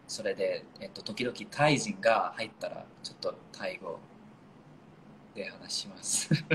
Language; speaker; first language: Japanese; non-native, fluent; Thai